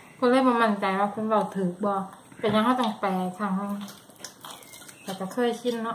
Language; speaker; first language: German; non-native, learner; Thai